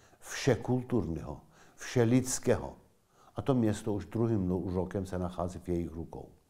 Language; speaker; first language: Czech; non-native, fluent; Kurdish